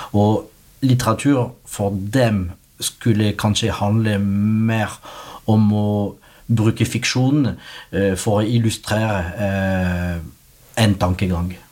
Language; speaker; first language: Norwegian; non-native, fluent; French